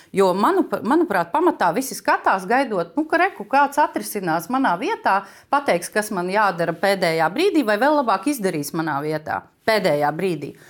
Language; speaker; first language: Latvian; native; Latvian